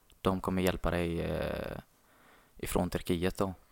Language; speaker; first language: Swedish; non-native, fluent; Arabic